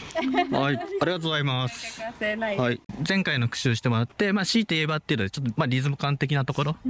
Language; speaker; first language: Japanese; native; Japanese